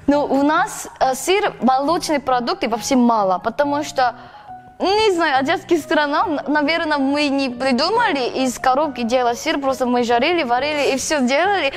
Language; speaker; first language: Russian; non-native, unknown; Korean